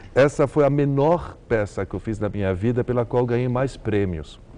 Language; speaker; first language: Portuguese; early bilingual, heritage; Arabic